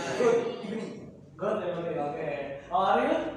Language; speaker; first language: English; non-native, learner; Indonesian